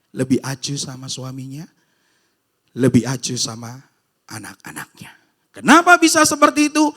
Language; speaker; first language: Indonesian; native; Indonesian